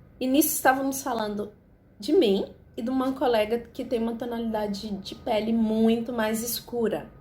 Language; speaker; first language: Portuguese; native; Portuguese